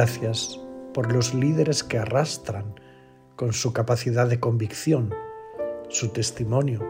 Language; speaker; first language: Spanish; native; Spanish